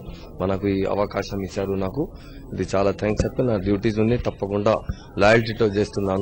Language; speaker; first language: Telugu; non-native, local second language; Urdu